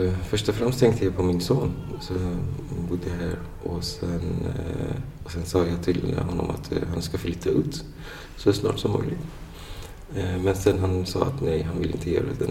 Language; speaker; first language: Swedish; non-native, fluent; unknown